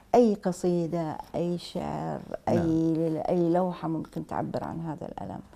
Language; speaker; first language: Arabic; native; Arabic